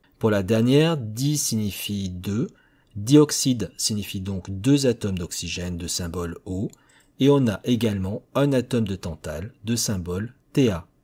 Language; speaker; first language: French; native; French